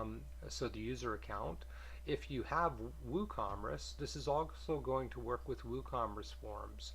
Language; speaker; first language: English; native; English